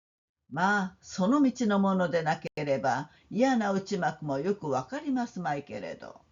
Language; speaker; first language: Japanese; non-native, fluent; Korean